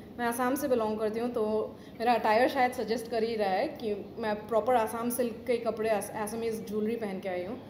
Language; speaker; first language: Hindi; non-native, local second language; Assamese